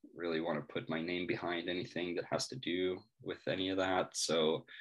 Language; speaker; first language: English; non-native, fluent; Norwegian